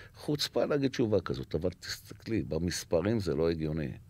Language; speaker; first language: Hebrew; native; Hebrew